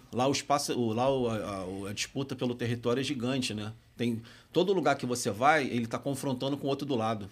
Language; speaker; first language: Portuguese; native; Portuguese